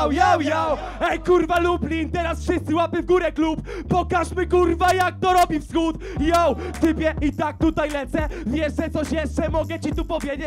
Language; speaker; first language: Polish; native; Polish